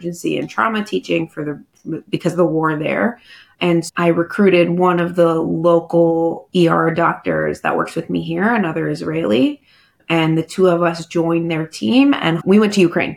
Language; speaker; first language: English; native; English